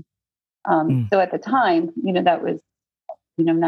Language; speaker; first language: English; native; English